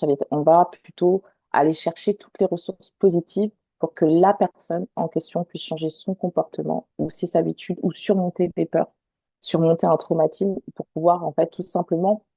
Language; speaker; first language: French; native; French